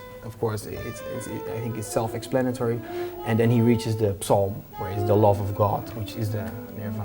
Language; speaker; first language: English; non-native, fluent; Dutch